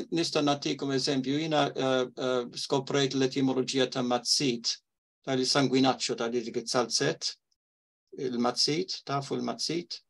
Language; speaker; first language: Maltese; early bilingual, heritage; Maltese